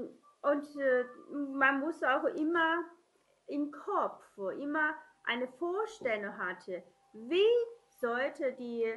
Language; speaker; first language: German; non-native, learner; Chinese